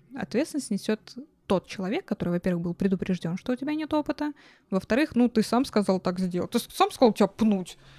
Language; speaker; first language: Russian; native; Russian